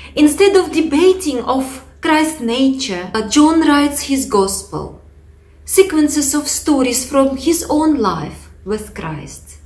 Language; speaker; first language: English; non-native, fluent; Russian